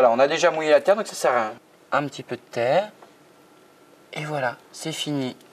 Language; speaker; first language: French; native; French